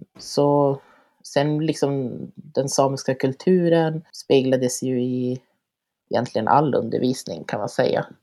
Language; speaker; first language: Swedish; native; Swedish